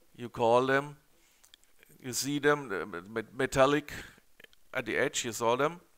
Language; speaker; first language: English; non-native, learner; German